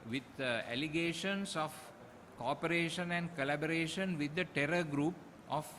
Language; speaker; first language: English; non-native, local second language; Sinhala